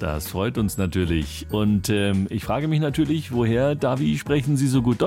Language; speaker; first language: German; native; German